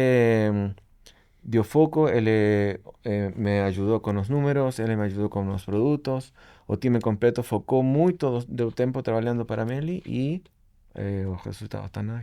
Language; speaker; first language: Portuguese; non-native, fluent; Spanish